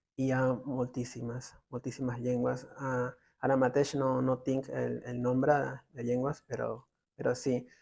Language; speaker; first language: Catalan; non-native, learner; Spanish